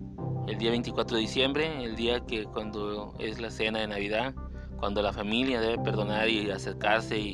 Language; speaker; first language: Spanish; native; Spanish